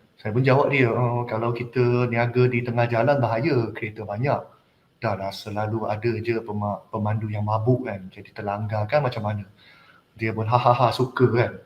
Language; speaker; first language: Malay; non-native, local second language; Chinese